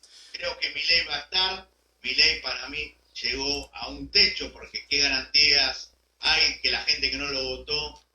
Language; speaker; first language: Spanish; native; Spanish